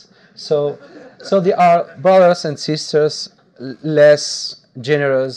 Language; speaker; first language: English; non-native, fluent; Arabic